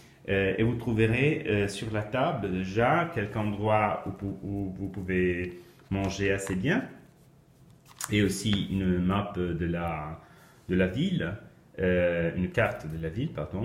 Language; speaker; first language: French; non-native, fluent; Italian